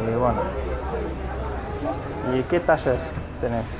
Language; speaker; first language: Spanish; non-native, fluent; English